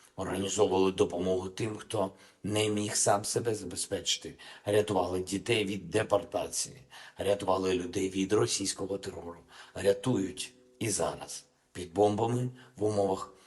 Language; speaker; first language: Ukrainian; native; Ukrainian